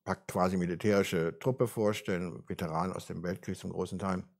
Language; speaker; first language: German; native; German